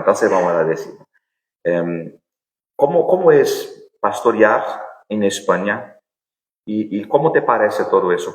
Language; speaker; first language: Spanish; non-native, fluent; Portuguese